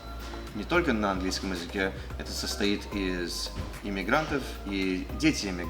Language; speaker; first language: Russian; early bilingual, heritage; Russian